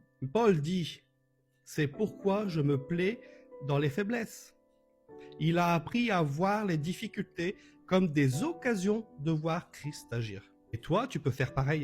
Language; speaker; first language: French; native; French